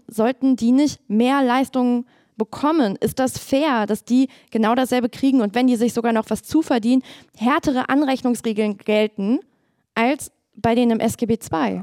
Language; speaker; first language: German; native; German